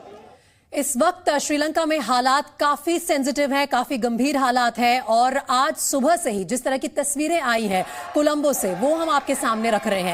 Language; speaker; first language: Hindi; native; Hindi